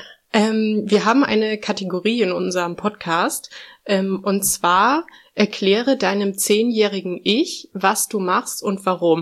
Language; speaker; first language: German; native; German